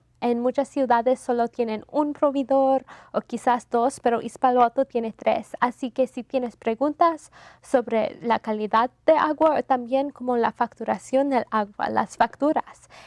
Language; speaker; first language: Spanish; non-native, fluent; English